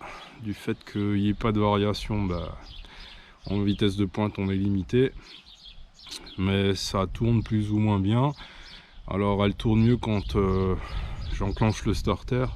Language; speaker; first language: French; native; French